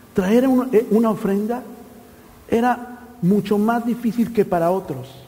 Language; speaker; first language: Spanish; native; Spanish